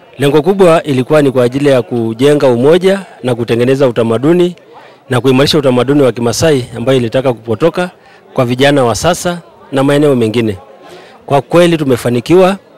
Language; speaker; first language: Swahili; non-native, local second language; Masai